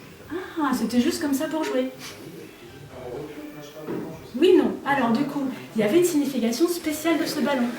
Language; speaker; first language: French; native; French